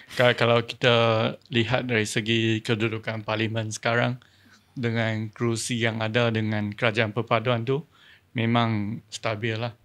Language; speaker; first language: Malay; non-native, local second language; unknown